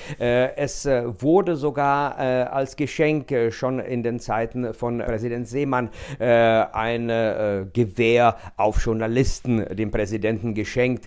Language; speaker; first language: German; non-native, fluent; Czech